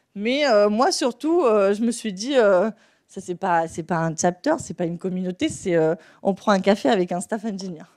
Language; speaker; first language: French; non-native, fluent; Spanish